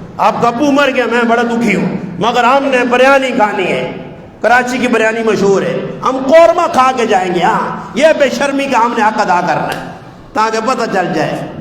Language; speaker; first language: Urdu; non-native, local second language; Punjabi